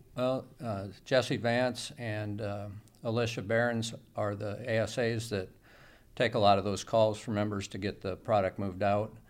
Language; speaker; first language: English; native; English